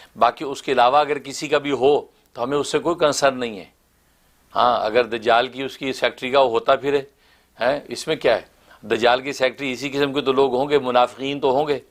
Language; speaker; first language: Urdu; native; Urdu